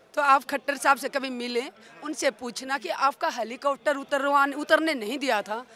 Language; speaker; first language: Hindi; native; Hindi